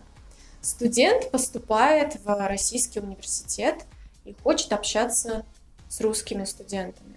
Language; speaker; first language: Russian; native; Russian